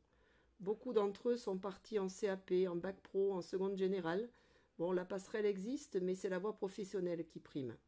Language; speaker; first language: French; native; French